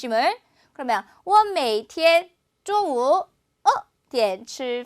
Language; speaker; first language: Chinese; non-native, fluent; Korean